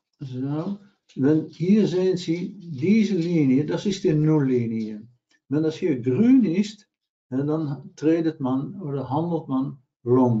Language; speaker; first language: German; non-native, learner; Dutch